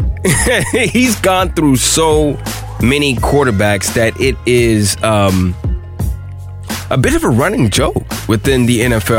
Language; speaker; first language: English; native; English